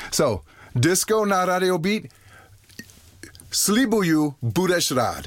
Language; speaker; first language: Czech; non-native, learner; English